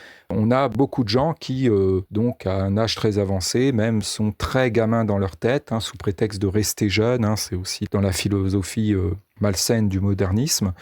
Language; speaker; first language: French; native; French